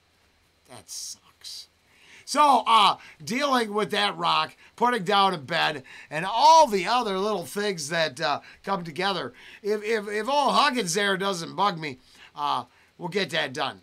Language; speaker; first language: English; native; English